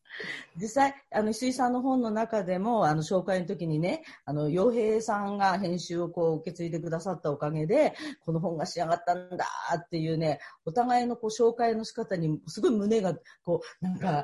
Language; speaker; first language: Japanese; native; Japanese